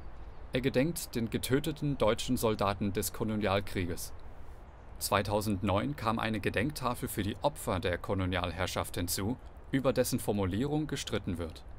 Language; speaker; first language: German; native; German